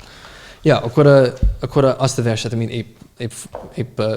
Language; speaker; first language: Hungarian; non-native, fluent; English